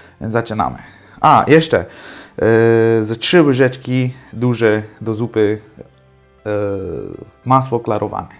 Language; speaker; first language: Polish; non-native, fluent; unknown